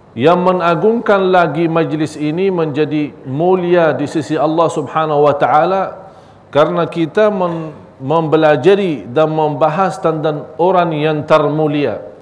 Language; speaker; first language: Malay; non-native, fluent; Arabic